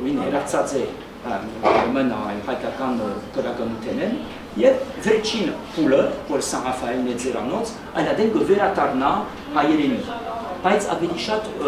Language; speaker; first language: Armenian; early bilingual, heritage; Armenian